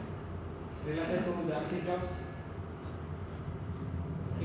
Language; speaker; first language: English; non-native, learner; Indonesian